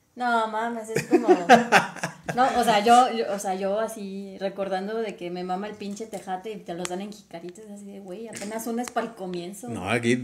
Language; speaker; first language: Spanish; native; Spanish